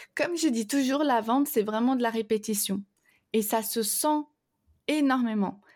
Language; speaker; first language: French; non-native, fluent; Portuguese